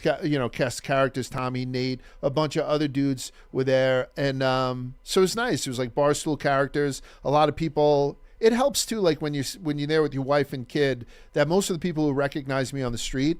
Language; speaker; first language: English; native; English